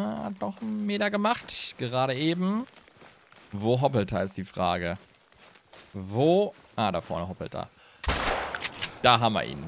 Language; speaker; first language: German; native; German